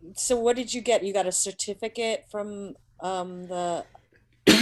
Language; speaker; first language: English; early bilingual, other home language; Hindi